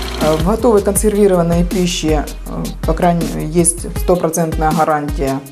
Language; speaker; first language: Russian; native; Russian